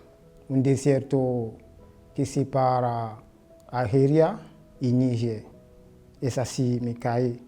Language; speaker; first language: Spanish; non-native, learner; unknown